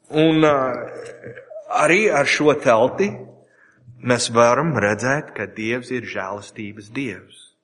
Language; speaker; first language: Latvian; non-native, learner; English